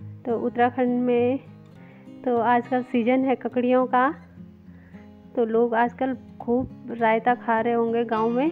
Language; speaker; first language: Hindi; non-native, local second language; Garhwali